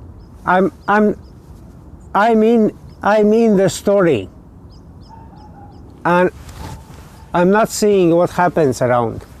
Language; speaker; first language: English; non-native, learner; Latvian